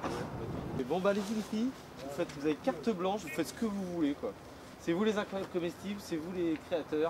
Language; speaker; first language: French; native; French